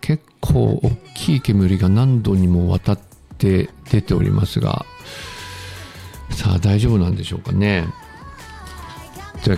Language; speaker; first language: Japanese; native; Japanese